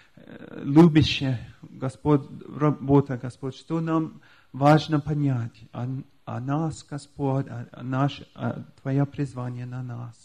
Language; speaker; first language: Russian; non-native, fluent; English